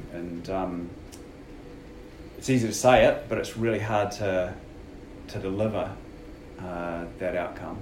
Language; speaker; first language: English; native; English